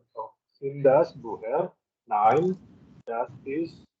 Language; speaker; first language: German; non-native, learner; Indonesian